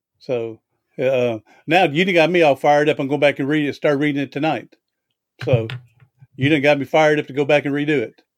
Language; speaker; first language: English; native; English